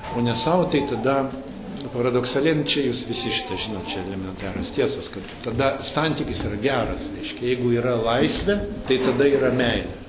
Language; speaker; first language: Lithuanian; early bilingual, heritage; Lithuanian